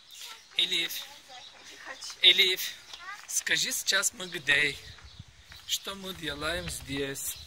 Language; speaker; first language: Russian; non-native, learner; Turkish